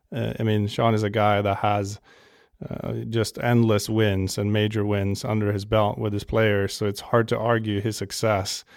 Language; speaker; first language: English; non-native, fluent; Swedish